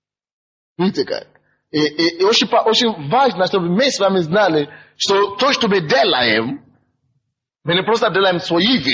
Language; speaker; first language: Russian; non-native, fluent; Yoruba